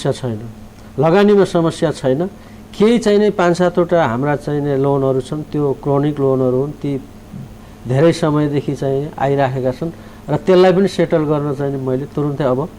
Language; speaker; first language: Nepali; native; Nepali